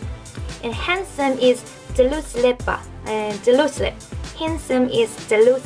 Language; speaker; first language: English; non-native, fluent; Korean